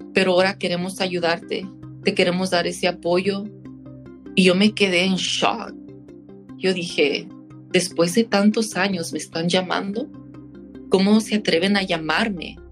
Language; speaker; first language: Spanish; early bilingual, heritage; Spanish